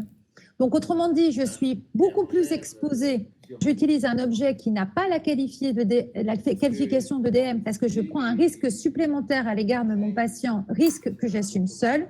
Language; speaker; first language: French; native; French